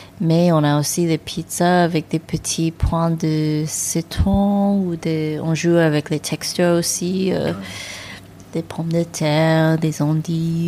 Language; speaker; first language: French; non-native, learner; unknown